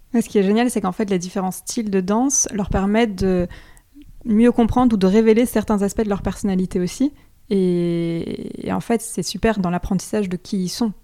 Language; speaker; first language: French; native; French